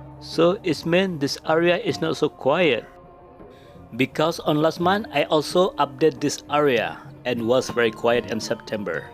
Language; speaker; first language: English; non-native, learner; Indonesian